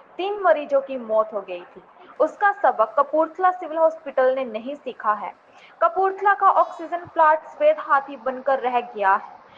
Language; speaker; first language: Hindi; non-native, local second language; Punjabi